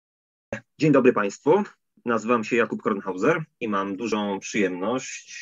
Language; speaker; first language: Polish; native; Polish